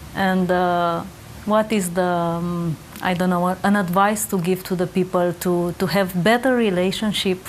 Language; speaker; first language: English; non-native, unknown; Romanian